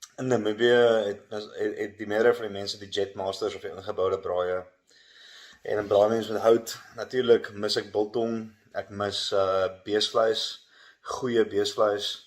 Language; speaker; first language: Afrikaans; native; Afrikaans